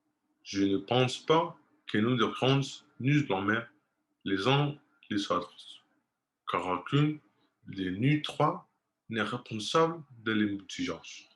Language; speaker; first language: French; non-native, learner; Spanish